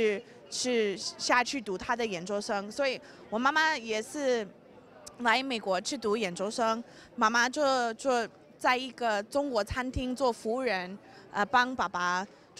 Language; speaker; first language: Chinese; early bilingual, heritage; English